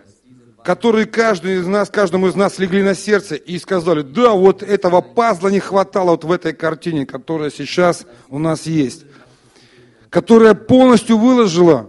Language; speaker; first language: Russian; native; Russian